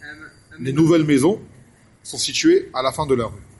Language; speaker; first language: French; native; French